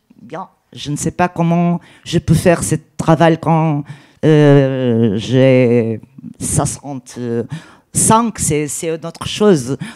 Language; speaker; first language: French; non-native, learner; Portuguese